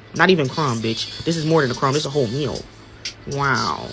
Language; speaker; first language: English; native; English